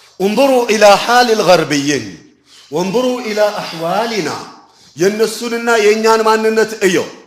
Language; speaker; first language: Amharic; early bilingual, heritage; Amharic